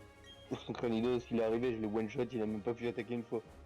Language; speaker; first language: French; native; French